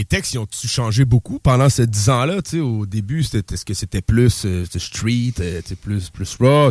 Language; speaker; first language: French; native; French